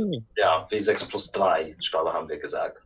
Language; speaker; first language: German; non-native, learner; English